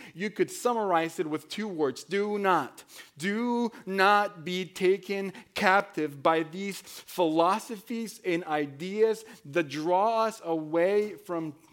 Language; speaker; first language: English; non-native, fluent; Spanish